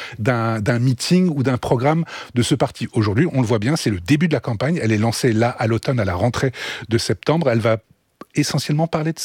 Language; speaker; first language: French; native; French